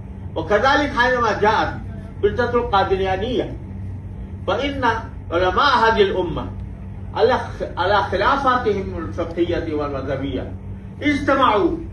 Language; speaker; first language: Arabic; non-native, fluent; Urdu